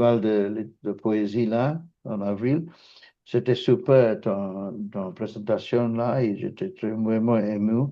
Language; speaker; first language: French; non-native, fluent; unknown